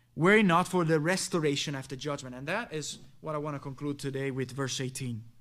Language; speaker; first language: English; non-native, fluent; Italian